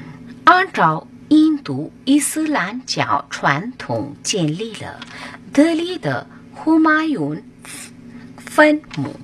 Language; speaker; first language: Chinese; non-native, learner; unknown